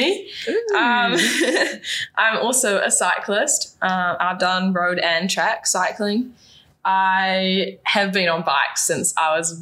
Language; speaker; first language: English; native; English